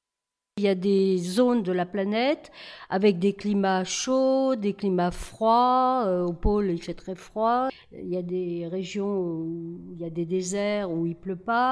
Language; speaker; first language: French; native; French